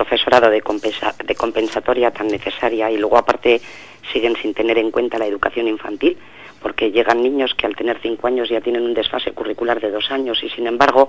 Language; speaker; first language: Spanish; native; Spanish